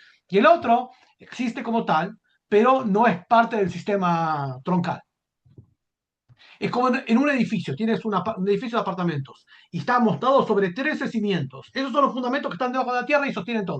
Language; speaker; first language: Spanish; native; Spanish